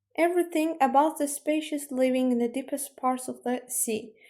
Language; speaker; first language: English; non-native, fluent; Azerbaijani